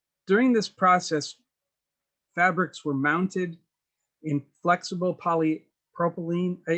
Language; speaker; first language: English; native; English